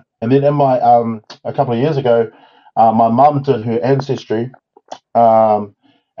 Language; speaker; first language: English; native; English